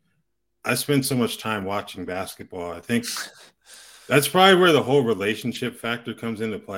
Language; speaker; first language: English; native; English